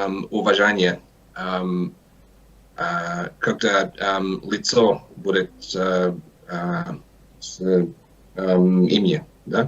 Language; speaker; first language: Russian; non-native, learner; English